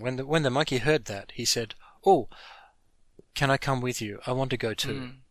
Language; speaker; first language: English; native; English